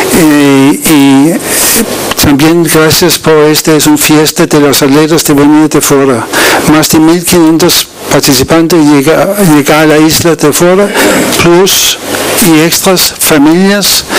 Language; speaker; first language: Spanish; non-native, learner; Danish